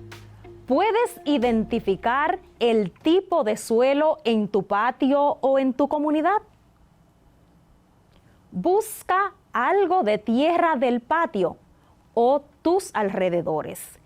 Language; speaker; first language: Spanish; native; Spanish